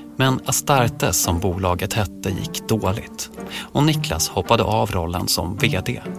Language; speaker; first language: Swedish; native; Swedish